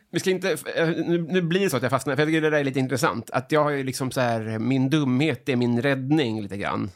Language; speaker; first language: Swedish; native; Swedish